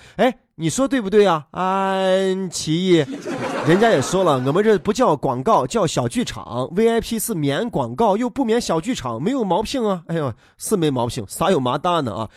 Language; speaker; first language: Chinese; native; Chinese